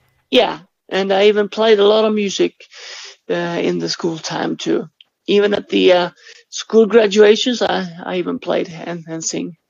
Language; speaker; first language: English; non-native, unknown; Swedish